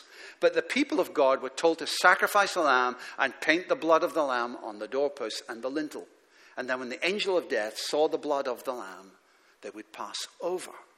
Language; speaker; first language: English; native; English